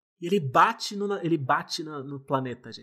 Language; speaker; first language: Portuguese; native; Portuguese